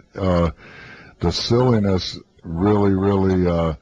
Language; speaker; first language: English; native; English